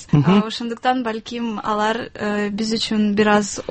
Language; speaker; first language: Kyrgyz; non-native, fluent; Russian